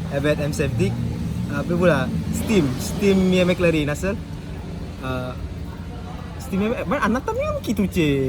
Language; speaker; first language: Turkish; non-native, learner; Indonesian